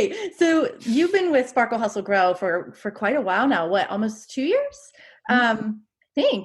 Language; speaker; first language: English; native; English